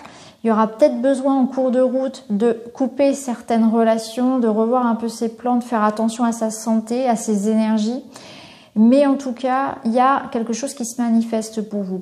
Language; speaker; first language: French; native; French